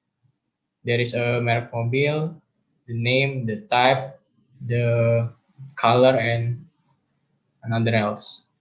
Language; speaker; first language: English; non-native, learner; Indonesian